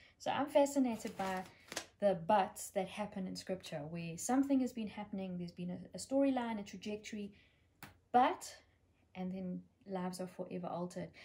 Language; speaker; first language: English; native; English